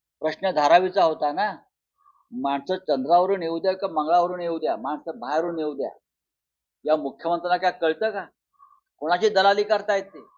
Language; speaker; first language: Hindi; non-native, local second language; Marathi